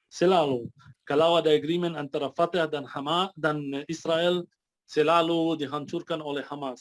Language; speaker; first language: Indonesian; non-native, fluent; Arabic